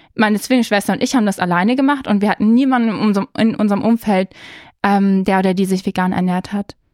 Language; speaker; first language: German; native; German